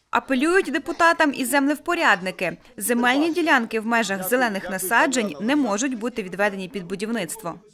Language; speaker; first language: Ukrainian; native; Ukrainian